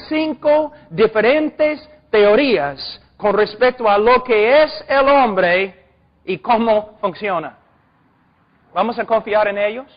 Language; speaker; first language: Spanish; non-native, fluent; English